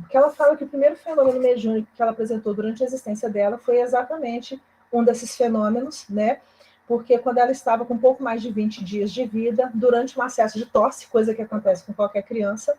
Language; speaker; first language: Portuguese; native; Portuguese